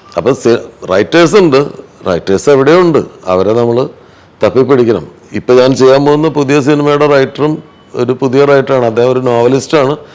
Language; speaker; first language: Malayalam; native; Malayalam